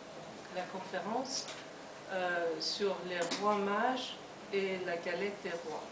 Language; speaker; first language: French; non-native, fluent; Persian